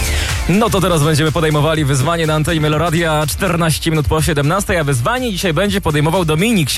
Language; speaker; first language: Polish; native; Polish